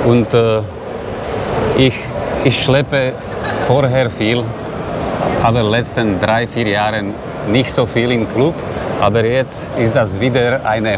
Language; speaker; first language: German; non-native, learner; Slovak